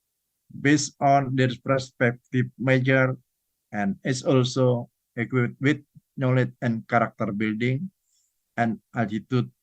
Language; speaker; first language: English; non-native, fluent; Indonesian